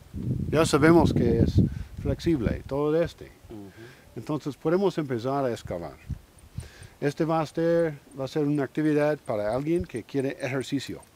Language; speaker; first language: Spanish; non-native, learner; English